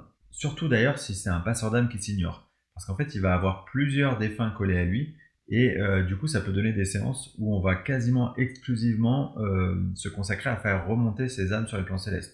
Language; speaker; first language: French; native; French